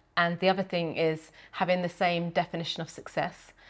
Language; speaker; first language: English; native; English